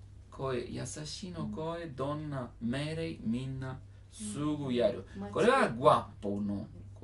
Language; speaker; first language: Japanese; non-native, learner; Italian